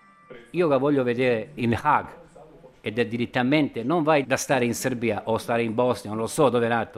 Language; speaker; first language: Italian; non-native, learner; Bosnian